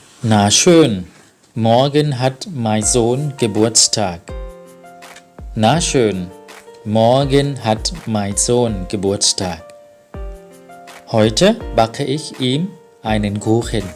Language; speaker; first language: German; non-native, fluent; Thai